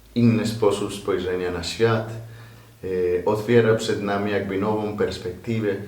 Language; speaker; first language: Polish; non-native, fluent; Spanish